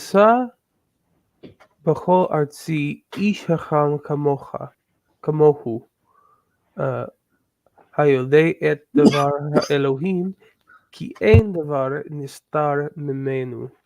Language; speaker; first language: Hebrew; non-native, learner; English